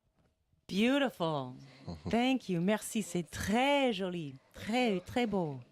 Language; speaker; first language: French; non-native, fluent; English